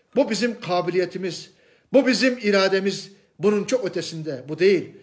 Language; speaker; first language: Turkish; non-native, fluent; Chinese